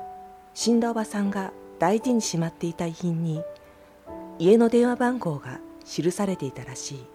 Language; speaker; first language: Japanese; native; Japanese